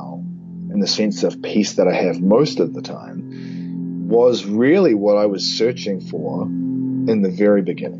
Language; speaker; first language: English; native; English